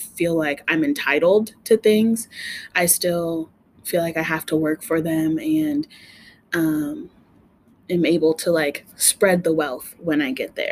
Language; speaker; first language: English; native; English